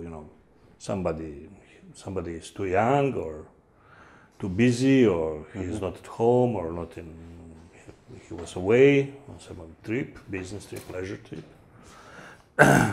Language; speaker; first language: English; non-native, learner; Macedonian